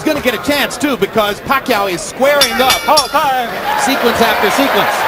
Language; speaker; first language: English; native; English